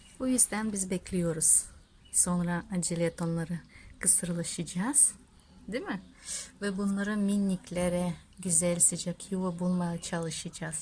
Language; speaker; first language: Turkish; non-native, learner; Russian